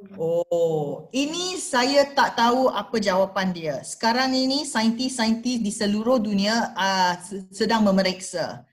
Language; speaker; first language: Malay; non-native, local second language; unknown